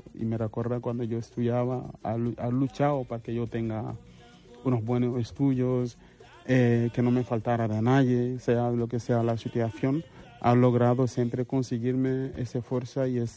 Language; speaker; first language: Spanish; non-native, fluent; Wolof